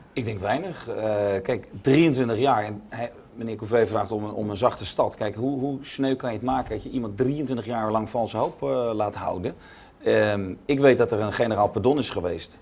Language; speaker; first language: Dutch; native; Dutch